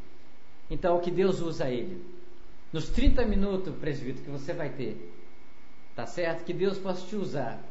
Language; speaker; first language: Portuguese; native; Portuguese